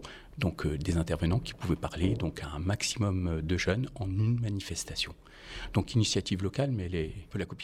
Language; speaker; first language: French; native; French